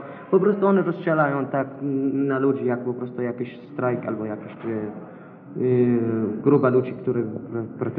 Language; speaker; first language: Polish; non-native, local second language; Arabic